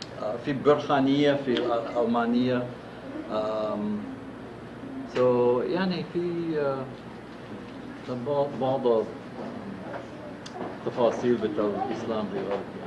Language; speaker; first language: Arabic; non-native, fluent; English